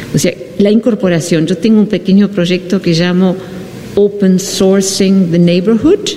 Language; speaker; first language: Spanish; non-native, fluent; Dutch